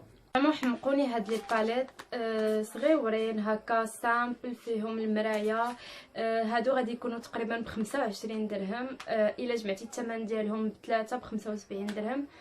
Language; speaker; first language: Arabic; native; Arabic